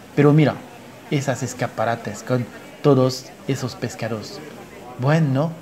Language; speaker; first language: Spanish; non-native, fluent; French